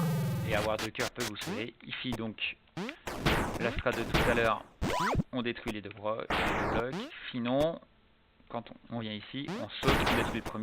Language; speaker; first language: French; native; French